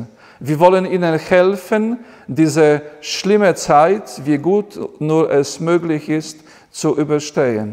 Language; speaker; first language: German; non-native, fluent; Polish